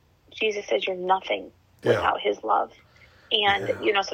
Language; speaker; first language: English; native; English